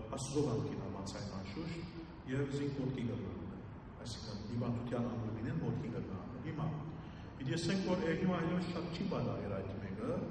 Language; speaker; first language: Armenian; early bilingual, heritage; Armenian